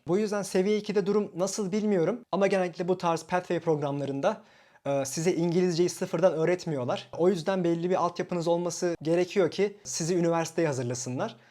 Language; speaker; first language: Turkish; native; Turkish